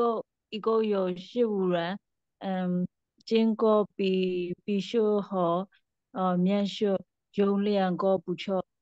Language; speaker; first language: Chinese; non-native, learner; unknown